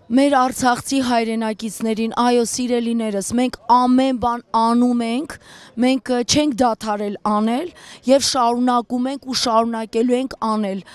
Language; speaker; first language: Armenian; native; Armenian